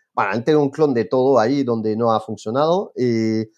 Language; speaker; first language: Spanish; non-native, fluent; French